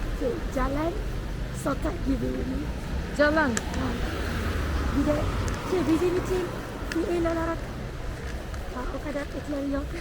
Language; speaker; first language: Turkish; non-native, learner; Malay